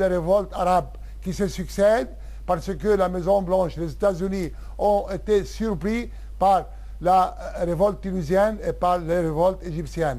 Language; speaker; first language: French; non-native, local second language; Arabic